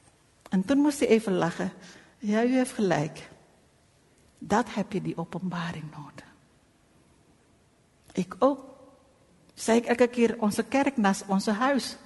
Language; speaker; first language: Dutch; non-native, fluent; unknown